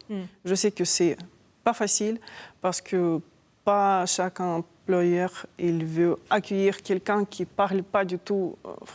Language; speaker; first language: French; non-native, fluent; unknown